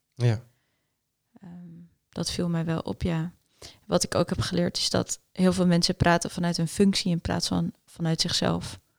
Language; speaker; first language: Dutch; early bilingual, other home language; Afrikaans